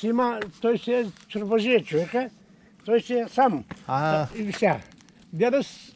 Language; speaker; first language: Bulgarian; native; Bulgarian